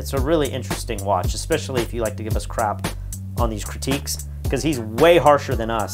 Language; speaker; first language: English; native; English